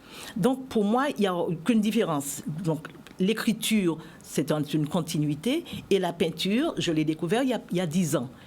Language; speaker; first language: French; native; French